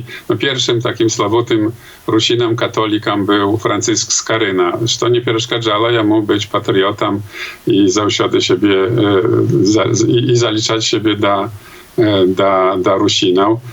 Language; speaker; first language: Polish; non-native, local second language; Belarusian